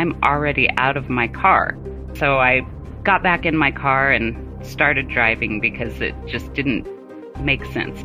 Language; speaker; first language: English; native; English